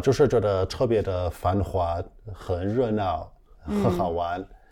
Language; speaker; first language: Chinese; non-native, fluent; English